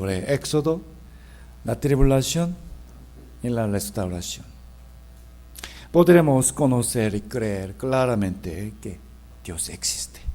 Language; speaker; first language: Spanish; non-native, fluent; Korean